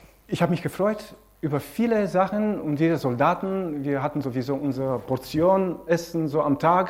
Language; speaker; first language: German; non-native, fluent; Romanian